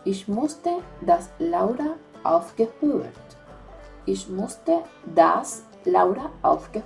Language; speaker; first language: German; non-native, fluent; Spanish